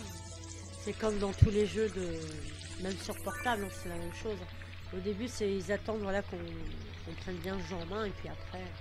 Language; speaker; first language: French; native; French